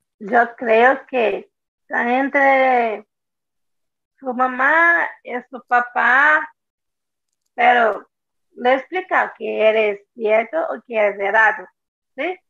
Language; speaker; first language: Spanish; non-native, learner; Portuguese